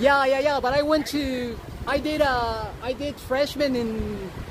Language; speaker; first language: English; non-native, fluent; Spanish